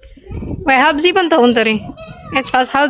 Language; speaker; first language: German; non-native, learner; Indonesian